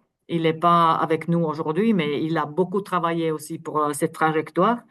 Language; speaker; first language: French; non-native, fluent; Finnish